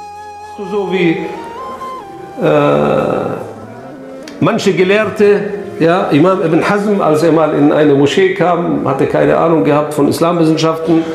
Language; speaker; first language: German; non-native, fluent; Arabic